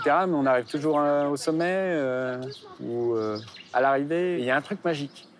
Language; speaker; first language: French; native; French